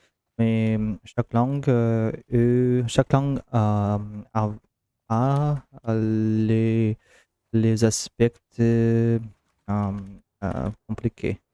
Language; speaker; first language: French; non-native, learner; Russian